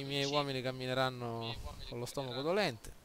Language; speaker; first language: Italian; native; Italian